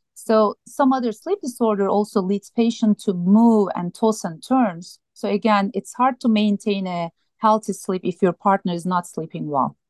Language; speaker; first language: English; non-native, fluent; Turkish